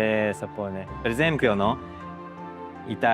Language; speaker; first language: Italian; non-native, learner; Japanese